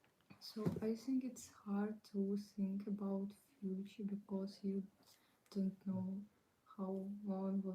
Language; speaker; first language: English; non-native, learner; Ukrainian